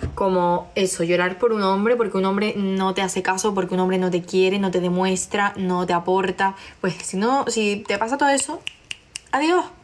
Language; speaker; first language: Spanish; native; Spanish